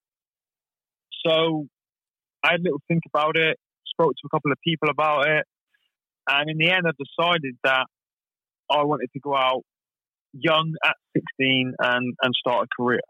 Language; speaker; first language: English; native; English